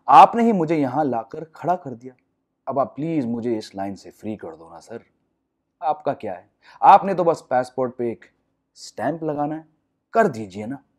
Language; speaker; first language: Hindi; non-native, local second language; English